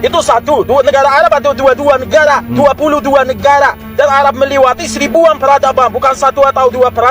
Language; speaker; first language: Indonesian; non-native, fluent; Arabic